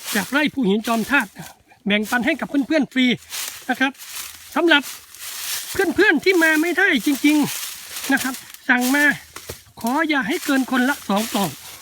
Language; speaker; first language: Thai; native; Thai